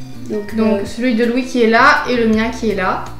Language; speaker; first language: French; native; French